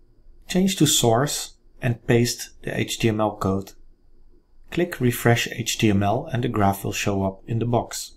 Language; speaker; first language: English; non-native, fluent; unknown